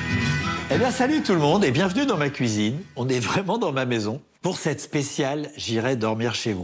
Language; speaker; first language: French; native; French